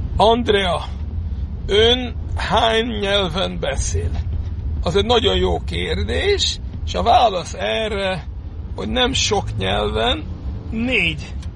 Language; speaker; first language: Hungarian; non-native, fluent; Yiddish